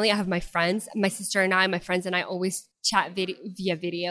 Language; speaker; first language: English; non-native, fluent; Russian